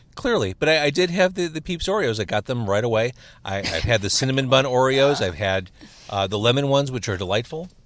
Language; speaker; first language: English; native; English